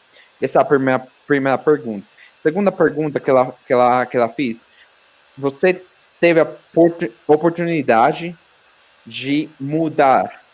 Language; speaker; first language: Portuguese; non-native, fluent; Spanish